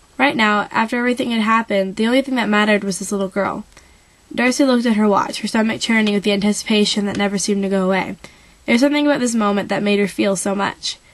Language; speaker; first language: English; native; English